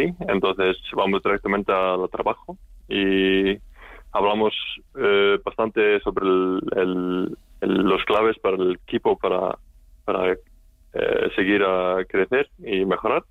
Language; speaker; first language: Spanish; non-native, learner; Icelandic